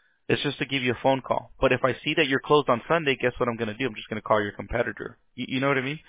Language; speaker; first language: English; early bilingual, other home language; Spanish